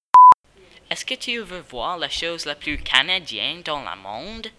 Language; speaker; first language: French; non-native, learner; English